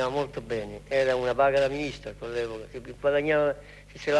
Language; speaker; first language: Italian; native; Italian